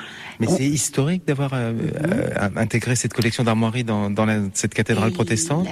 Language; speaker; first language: French; native; French